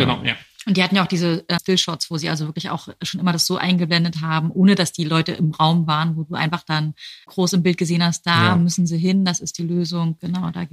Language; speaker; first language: German; native; German